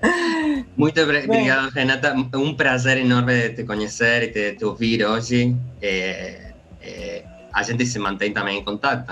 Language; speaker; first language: Portuguese; non-native, learner; Spanish